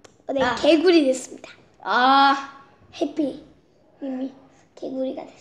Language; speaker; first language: Korean; early bilingual, heritage; Korean